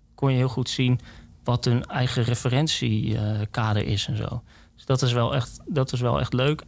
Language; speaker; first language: Dutch; native; Dutch